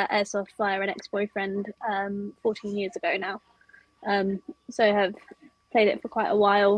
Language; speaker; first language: English; native; English